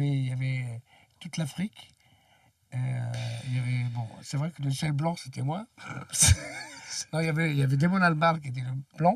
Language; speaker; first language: French; early bilingual, other home language; Arabic